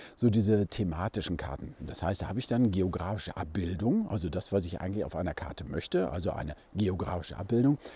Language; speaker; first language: German; native; German